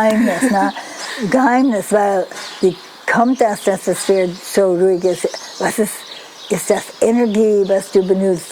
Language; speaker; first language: German; non-native, learner; English